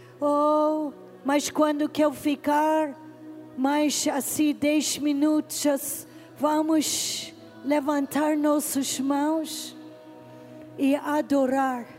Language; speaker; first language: Portuguese; non-native, learner; English